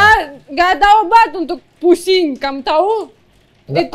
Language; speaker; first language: Indonesian; non-native, learner; Russian